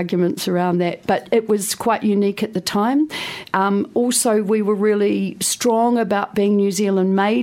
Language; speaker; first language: English; native; English